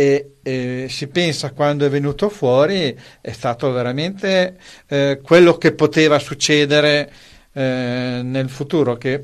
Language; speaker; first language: Italian; native; Italian